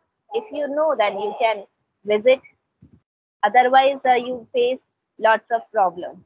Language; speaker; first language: English; non-native, local second language; Hindi